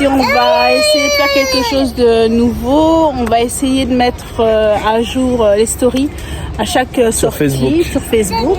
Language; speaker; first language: French; native; French